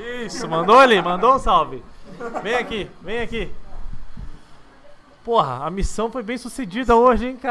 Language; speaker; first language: Portuguese; native; Portuguese